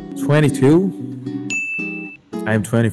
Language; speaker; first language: English; non-native, learner; Korean